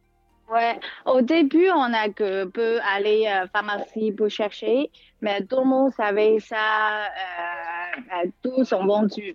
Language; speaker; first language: French; non-native, fluent; Chinese